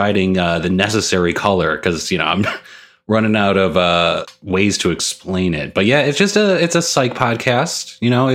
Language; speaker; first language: English; native; English